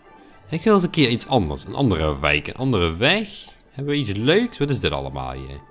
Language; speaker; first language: Dutch; native; Dutch